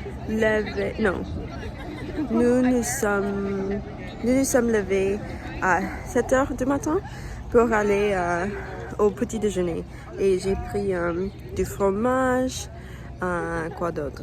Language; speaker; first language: French; non-native, learner; English